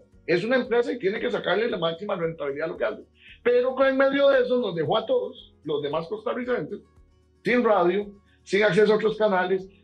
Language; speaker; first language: Spanish; native; Spanish